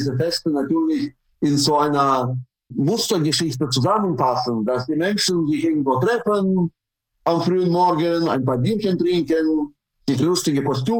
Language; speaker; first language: German; non-native, fluent; Russian